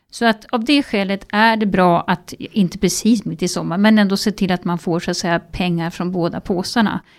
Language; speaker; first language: Swedish; native; Swedish